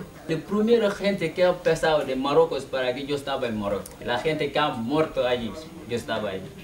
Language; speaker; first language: Spanish; non-native, local second language; Wolof